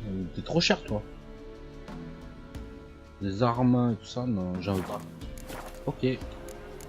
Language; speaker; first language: French; native; French